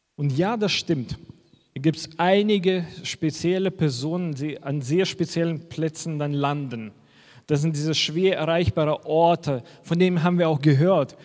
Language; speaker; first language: German; non-native, fluent; Russian